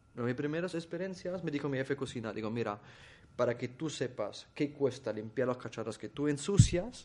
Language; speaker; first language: Spanish; non-native, fluent; German